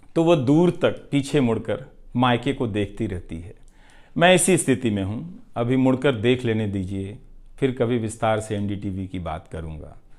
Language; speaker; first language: Hindi; non-native, local second language; Bhojpuri